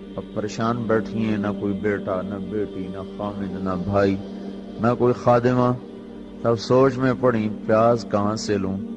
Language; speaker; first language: Urdu; non-native, local second language; Punjabi